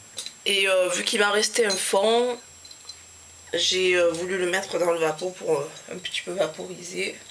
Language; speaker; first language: French; native; French